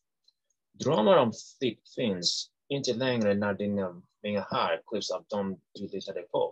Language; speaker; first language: Swedish; non-native, learner; English